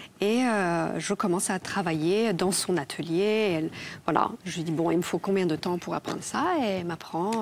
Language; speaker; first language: French; non-native, fluent; Polish